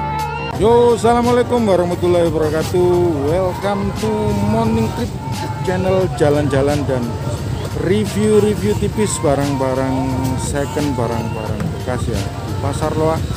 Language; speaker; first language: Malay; non-native, local second language; Javanese